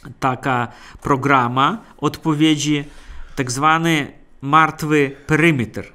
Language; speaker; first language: Polish; non-native, fluent; Russian